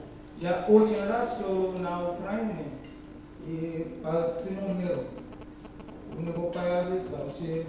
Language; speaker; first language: Russian; non-native, learner; Yoruba